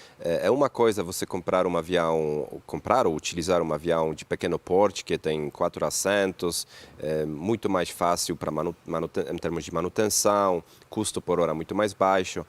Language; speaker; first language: Portuguese; non-native, fluent; Polish